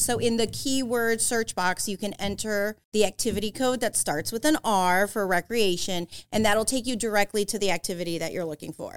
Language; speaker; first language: English; native; English